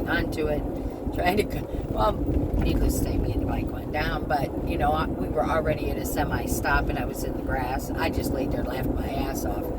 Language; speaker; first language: English; native; English